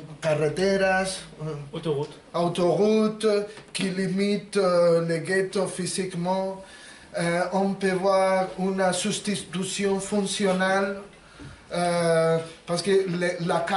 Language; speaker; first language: French; non-native, learner; Spanish